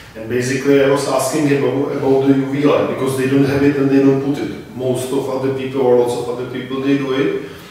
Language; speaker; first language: English; non-native, fluent; Czech